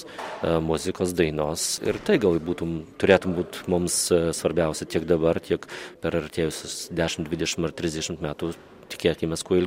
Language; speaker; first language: Lithuanian; native; Lithuanian